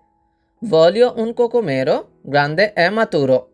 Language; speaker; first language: Italian; non-native, fluent; Bangla